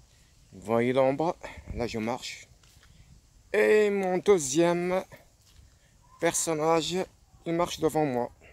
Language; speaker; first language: French; non-native, fluent; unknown